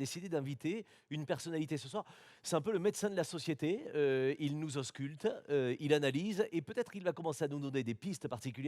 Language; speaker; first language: French; native; French